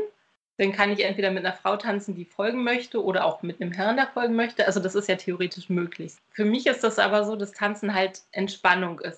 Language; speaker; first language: German; native; German